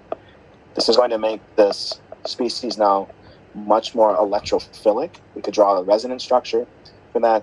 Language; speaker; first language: English; native; English